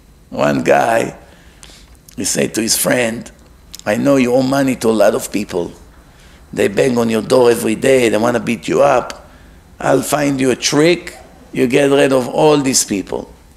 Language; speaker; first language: English; non-native, fluent; Hebrew